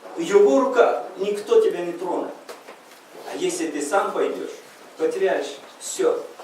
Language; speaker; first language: Russian; non-native, local second language; Uzbek